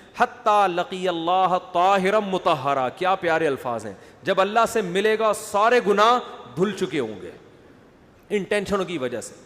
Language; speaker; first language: Urdu; native; Urdu